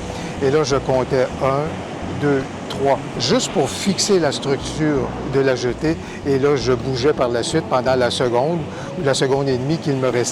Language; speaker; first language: French; native; French